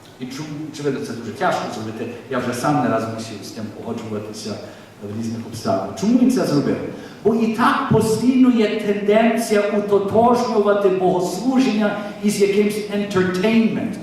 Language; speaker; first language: Ukrainian; early bilingual, heritage; Ukrainian